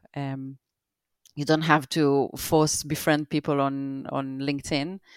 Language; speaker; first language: English; non-native, fluent; Hebrew